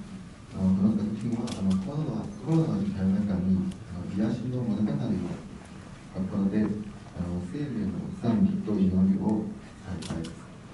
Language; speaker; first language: Japanese; non-native, learner; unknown